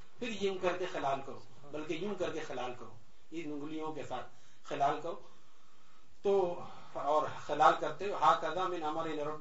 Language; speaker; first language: Urdu; native; Urdu